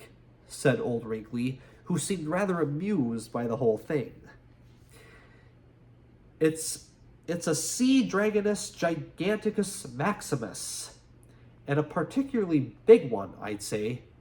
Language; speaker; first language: English; native; English